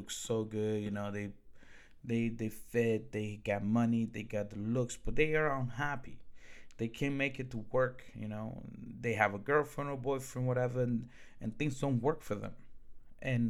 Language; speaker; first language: English; early bilingual, other home language; Spanish